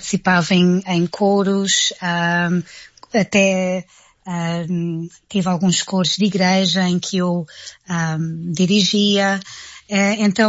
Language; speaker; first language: Portuguese; native; Portuguese